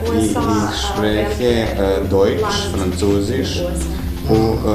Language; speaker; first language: German; non-native, learner; Serbian